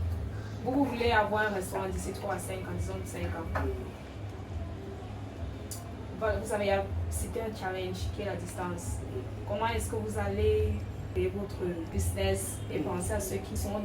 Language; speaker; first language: French; early bilingual, heritage; English